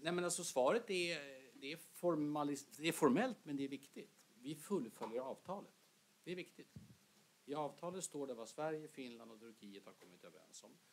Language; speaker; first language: Swedish; native; Swedish